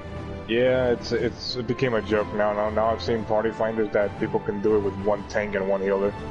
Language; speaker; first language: English; native; English